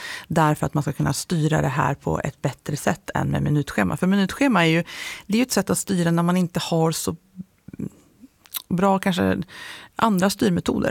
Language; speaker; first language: Swedish; native; Swedish